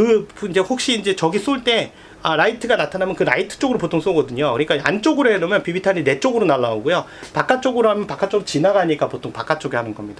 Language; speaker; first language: Korean; native; Korean